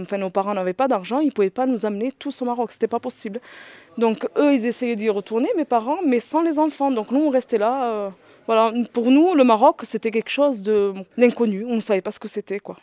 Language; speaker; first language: French; early bilingual, other home language; Riffian